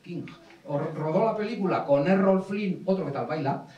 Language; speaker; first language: Spanish; native; Spanish